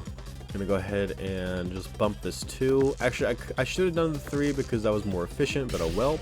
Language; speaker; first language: English; native; English